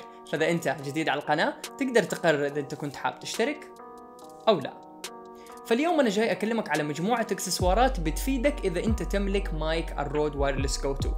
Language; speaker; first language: Arabic; native; Arabic